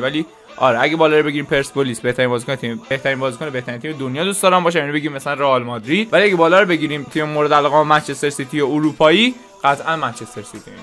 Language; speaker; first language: Persian; native; Persian